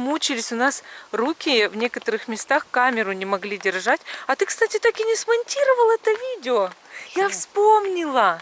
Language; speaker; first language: Russian; native; Russian